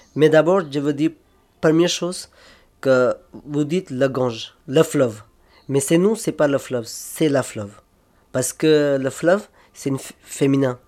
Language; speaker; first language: French; non-native, learner; Hindi